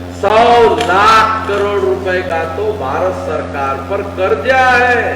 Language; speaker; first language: Hindi; non-native, local second language; Marathi